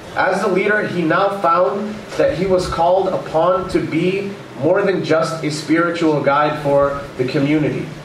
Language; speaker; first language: English; early bilingual, other home language; Urdu